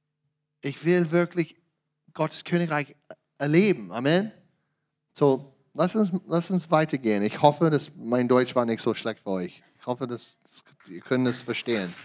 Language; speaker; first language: German; non-native, learner; English